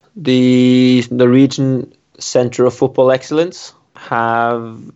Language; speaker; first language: English; non-native, fluent; Norwegian